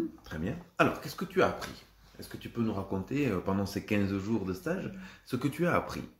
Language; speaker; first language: French; native; French